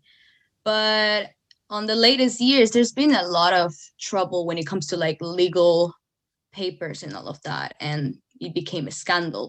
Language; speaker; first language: English; non-native, fluent; Spanish